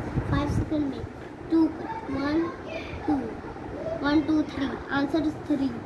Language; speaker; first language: English; non-native, learner; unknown